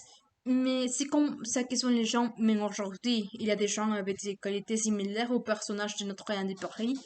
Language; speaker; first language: French; non-native, learner; Spanish